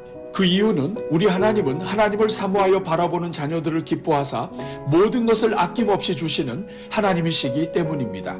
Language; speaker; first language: Korean; native; Korean